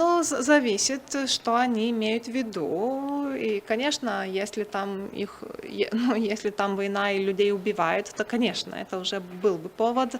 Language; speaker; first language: Russian; non-native, fluent; Lithuanian